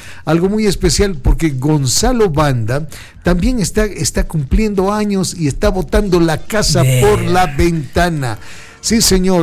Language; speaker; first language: Spanish; native; Spanish